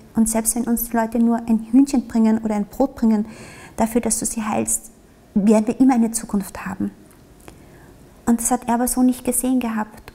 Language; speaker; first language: German; early bilingual, other home language; Vietnamese